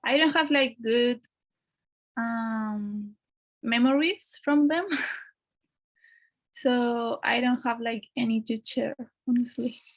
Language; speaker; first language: English; non-native, fluent; Spanish